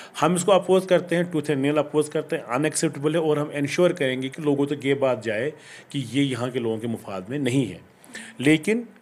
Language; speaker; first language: Hindi; non-native, local second language; Kashmiri